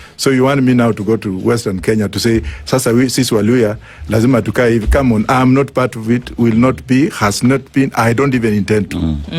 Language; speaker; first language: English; non-native, local second language; Luyia